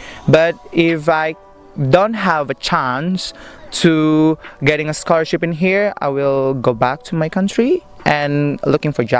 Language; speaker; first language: English; non-native, learner; Indonesian